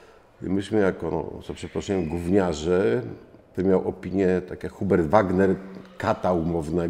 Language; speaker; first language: Polish; native; Polish